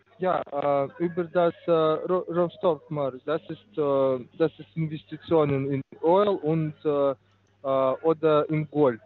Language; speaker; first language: German; non-native, learner; Russian